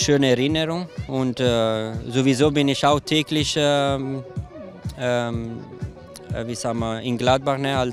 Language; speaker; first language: German; non-native, local second language; Italian